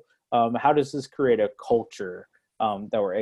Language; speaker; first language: English; native; English